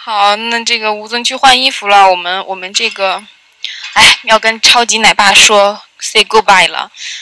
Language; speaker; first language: Chinese; native; Chinese